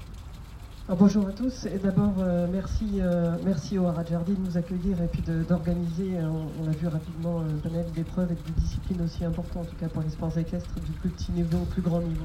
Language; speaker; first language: French; native; French